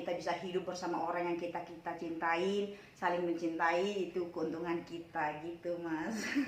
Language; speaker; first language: Indonesian; native; Indonesian